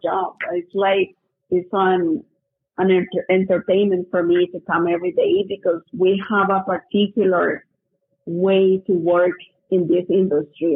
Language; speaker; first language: English; non-native, fluent; Spanish